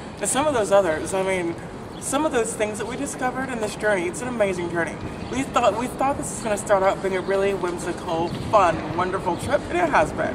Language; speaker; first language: English; native; English